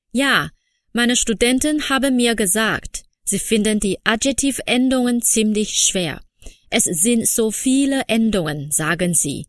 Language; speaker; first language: German; non-native, fluent; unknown